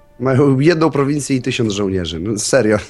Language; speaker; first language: Polish; native; Polish